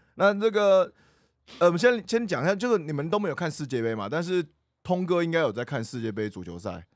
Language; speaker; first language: Chinese; native; Chinese